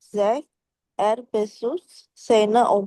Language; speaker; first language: German; non-native, learner; Indonesian